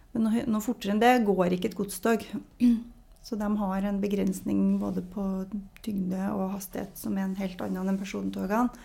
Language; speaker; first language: Norwegian; native; Norwegian